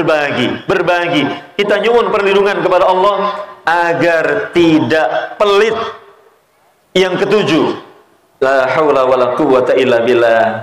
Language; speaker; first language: Indonesian; native; Indonesian